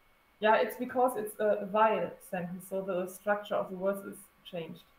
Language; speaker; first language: English; non-native, fluent; German